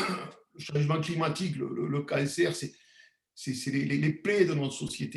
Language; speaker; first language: French; native; French